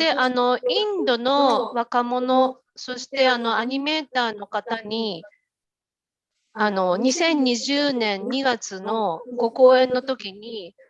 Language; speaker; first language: Japanese; native; Japanese